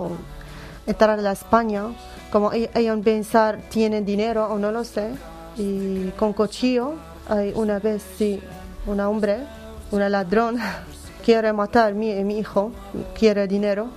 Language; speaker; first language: Spanish; non-native, learner; Arabic